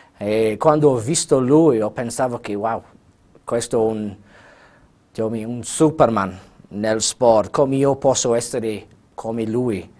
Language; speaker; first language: Italian; non-native, learner; English